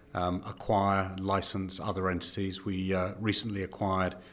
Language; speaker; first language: English; native; English